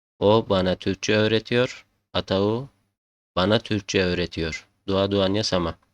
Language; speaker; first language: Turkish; non-native, fluent; Indonesian